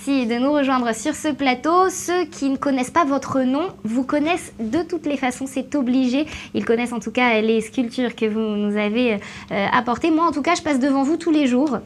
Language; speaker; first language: French; native; French